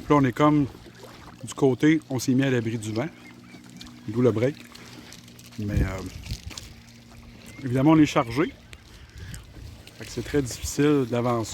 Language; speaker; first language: French; native; French